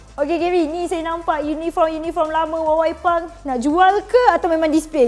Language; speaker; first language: Malay; native; Malay